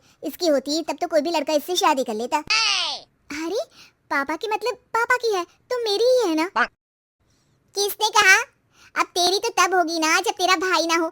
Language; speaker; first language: Hindi; native; Hindi